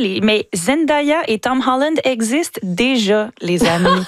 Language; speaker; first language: French; native; French